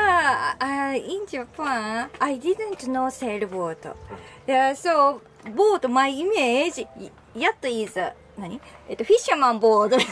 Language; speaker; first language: English; non-native, learner; Japanese